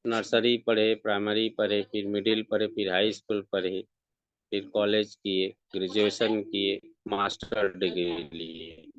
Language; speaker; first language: Hindi; native; Hindi